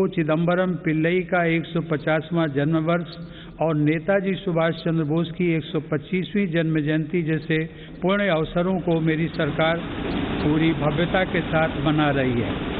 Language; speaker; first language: Hindi; native; Hindi